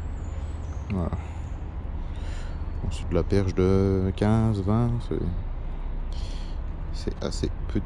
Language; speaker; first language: French; native; French